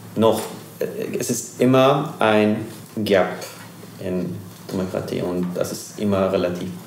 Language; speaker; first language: German; non-native, learner; Persian